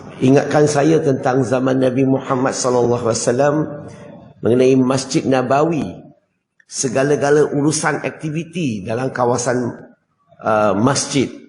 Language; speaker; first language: Malay; non-native, local second language; Chinese